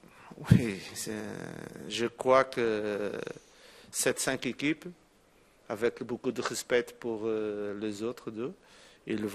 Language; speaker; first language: French; non-native, fluent; Portuguese